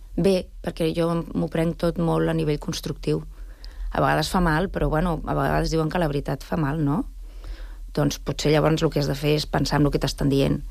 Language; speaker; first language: Catalan; non-native, local second language; Spanish